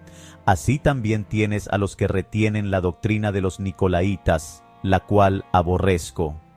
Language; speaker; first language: Spanish; native; Spanish